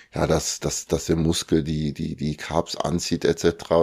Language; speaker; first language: German; early bilingual, other home language; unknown